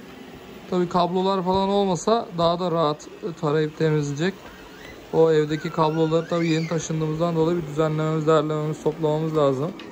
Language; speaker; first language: Turkish; native; Turkish